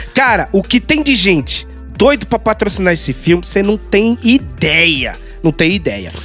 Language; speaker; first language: Portuguese; native; Portuguese